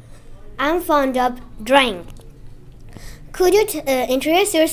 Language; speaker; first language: English; non-native, learner; Bangla